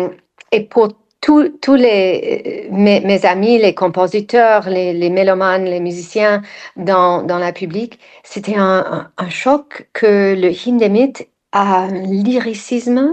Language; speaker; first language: French; non-native, fluent; English